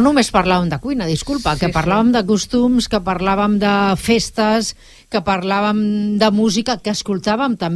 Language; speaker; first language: Catalan; native; Catalan